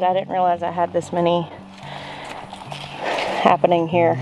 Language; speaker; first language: English; native; English